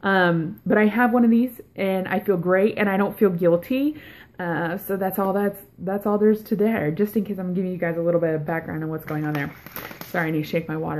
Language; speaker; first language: English; native; English